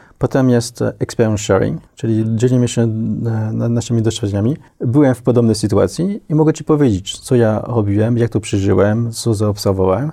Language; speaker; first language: Polish; non-native, fluent; French